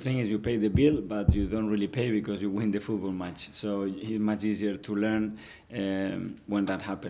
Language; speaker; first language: English; non-native, fluent; Spanish